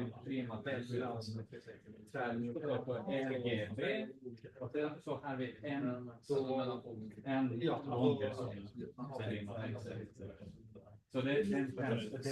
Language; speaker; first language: Swedish; non-native, fluent; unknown